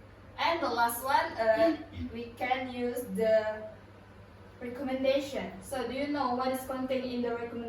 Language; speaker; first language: English; non-native, learner; Indonesian